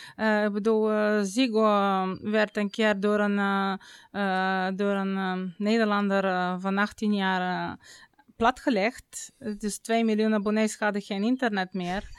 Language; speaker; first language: Dutch; non-native, fluent; Bulgarian